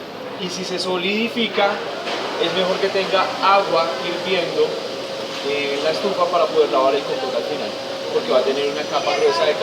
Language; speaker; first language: Spanish; native; Spanish